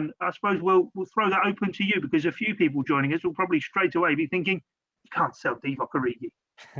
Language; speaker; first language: English; native; English